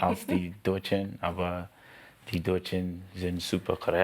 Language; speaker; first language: German; non-native, learner; English